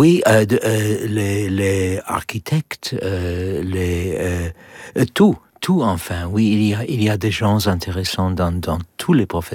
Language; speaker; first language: French; non-native, learner; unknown